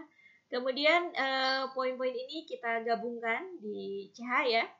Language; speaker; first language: Indonesian; native; Indonesian